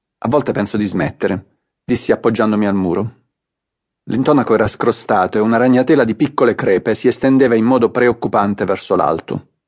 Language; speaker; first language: Italian; native; Italian